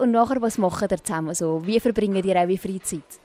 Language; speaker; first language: German; native; German